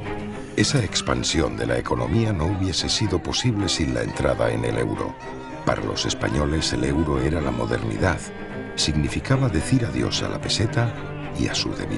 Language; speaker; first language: Spanish; native; Spanish